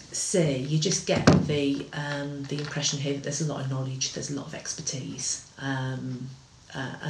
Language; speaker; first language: English; native; English